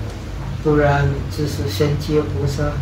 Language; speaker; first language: Chinese; non-native, fluent; Czech